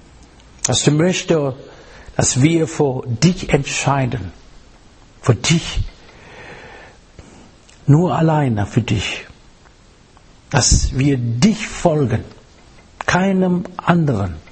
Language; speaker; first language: German; non-native, fluent; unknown